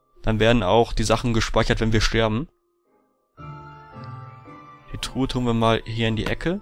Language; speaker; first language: German; native; German